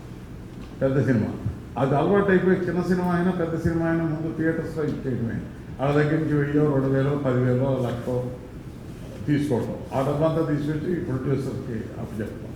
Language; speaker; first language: Telugu; native; Telugu